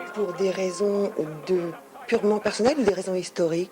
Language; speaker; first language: French; native; French